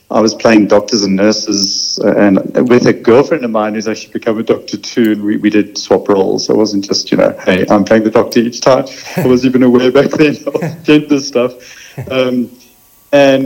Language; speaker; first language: English; native; English